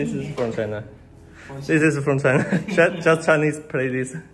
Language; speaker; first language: English; non-native, learner; Chinese